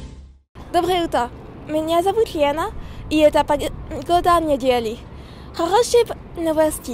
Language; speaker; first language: Russian; non-native, learner; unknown